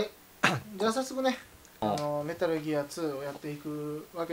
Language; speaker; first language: Japanese; native; Japanese